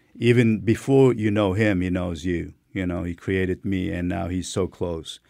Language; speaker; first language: English; non-native, fluent; Turkmen